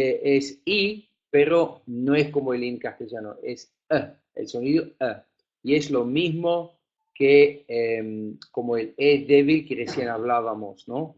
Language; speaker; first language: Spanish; non-native, fluent; Afrikaans